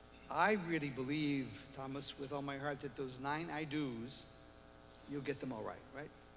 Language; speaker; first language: English; native; English